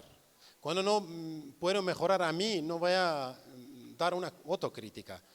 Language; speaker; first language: Spanish; non-native, learner; Kurdish